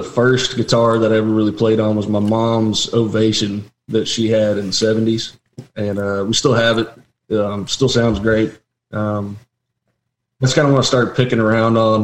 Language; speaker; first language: English; native; English